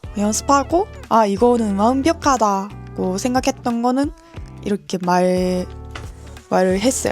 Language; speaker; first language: Korean; non-native, learner; Japanese